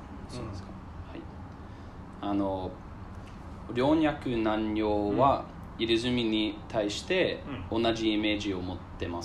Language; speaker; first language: Japanese; non-native, learner; English